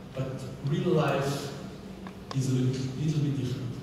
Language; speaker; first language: English; non-native, fluent; Slovenian